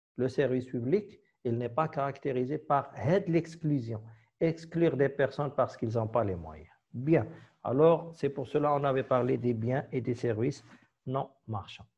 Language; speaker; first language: French; non-native, local second language; Arabic